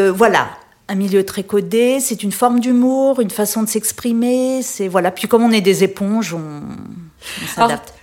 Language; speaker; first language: French; native; French